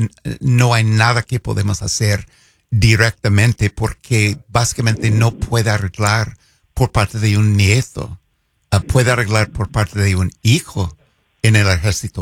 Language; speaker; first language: Spanish; non-native, fluent; English